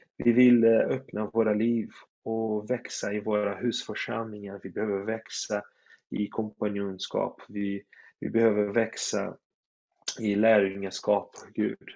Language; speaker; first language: Swedish; non-native, fluent; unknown